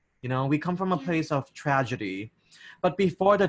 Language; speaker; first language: English; native; English